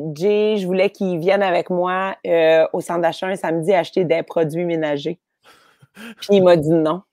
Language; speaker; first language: French; native; French